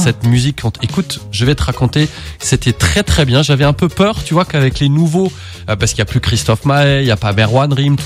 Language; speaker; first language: French; native; French